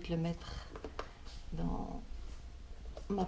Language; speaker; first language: French; native; French